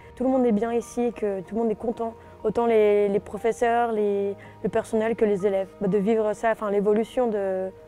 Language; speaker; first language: French; native; French